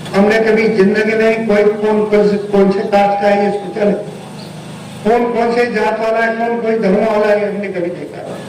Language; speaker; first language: Hindi; non-native, local second language; Marathi